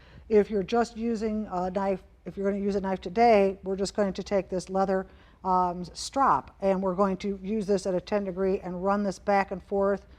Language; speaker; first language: English; native; English